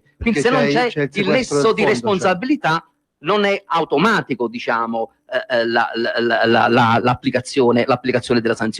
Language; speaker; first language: Italian; native; Italian